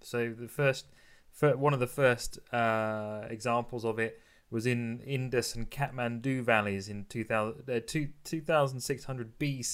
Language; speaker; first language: English; native; English